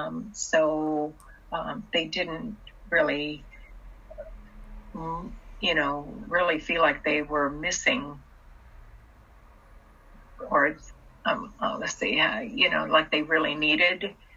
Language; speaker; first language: English; early bilingual, other home language; Russian